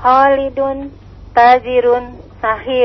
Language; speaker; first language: Arabic; non-native, learner; Indonesian